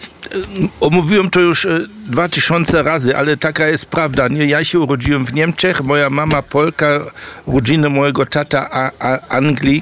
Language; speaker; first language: Polish; early bilingual, heritage; German